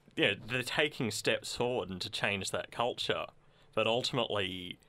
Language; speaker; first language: English; native; English